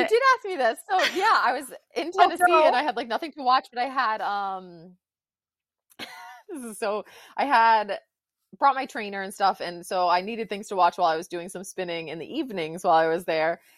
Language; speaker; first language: English; native; English